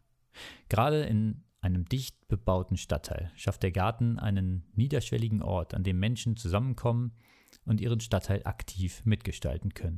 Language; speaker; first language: German; native; German